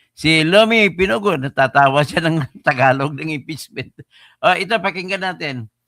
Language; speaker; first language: Filipino; non-native, local second language; Hiligaynon